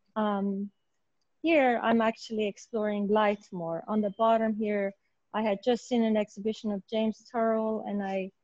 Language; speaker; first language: English; native; English